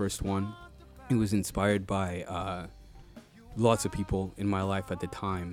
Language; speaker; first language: English; non-native, local second language; Ganda